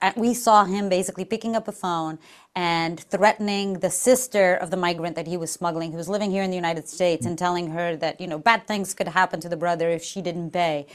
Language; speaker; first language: English; non-native, fluent; Portuguese